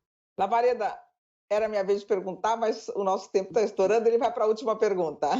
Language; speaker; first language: Portuguese; native; Portuguese